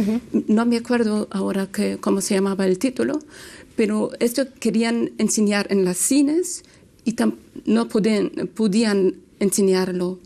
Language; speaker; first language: Spanish; non-native, learner; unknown